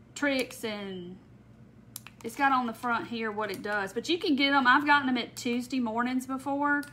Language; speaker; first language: English; native; English